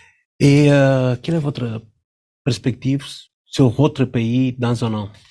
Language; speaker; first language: French; non-native, fluent; Romanian